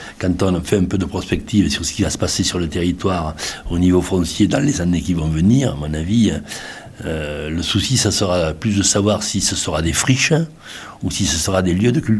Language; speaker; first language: French; native; French